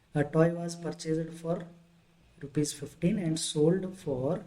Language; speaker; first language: English; non-native, local second language; Kannada